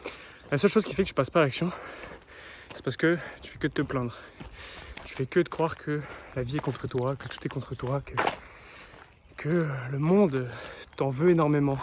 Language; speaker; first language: French; native; French